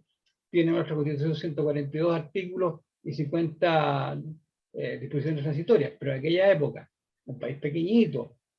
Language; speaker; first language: Spanish; native; Spanish